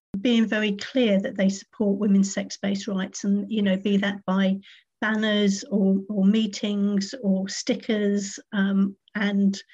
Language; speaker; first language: English; native; English